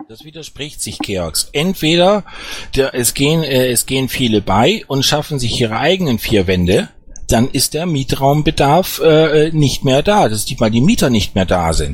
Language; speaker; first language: German; native; German